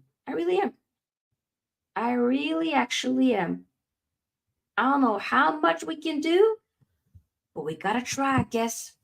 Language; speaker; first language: English; native; English